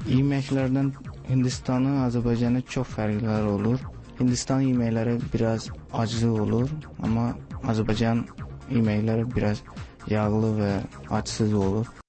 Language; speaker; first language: Azerbaijani; non-native, learner; Hindi